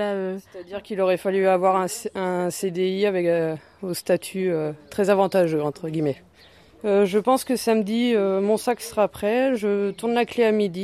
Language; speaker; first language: French; native; French